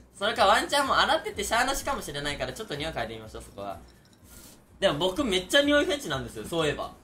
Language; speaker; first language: Japanese; native; Japanese